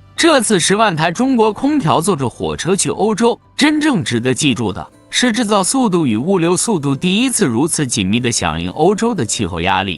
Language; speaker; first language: Chinese; native; Chinese